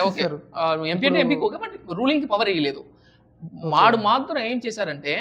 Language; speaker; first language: Telugu; non-native, local second language; Tamil